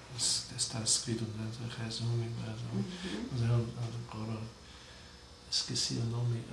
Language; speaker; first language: Portuguese; non-native, fluent; English